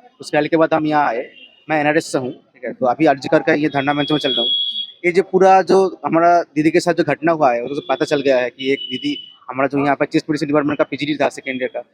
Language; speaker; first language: Hindi; non-native, local second language; Bangla